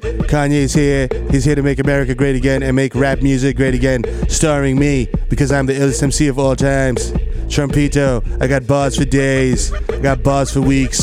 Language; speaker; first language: English; early bilingual, other home language; Spanish